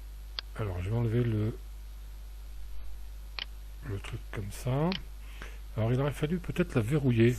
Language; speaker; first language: French; native; French